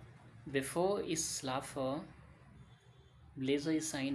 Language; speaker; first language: German; non-native, learner; Hindi